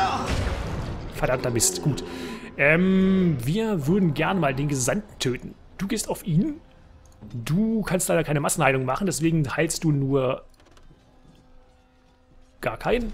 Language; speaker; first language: German; native; German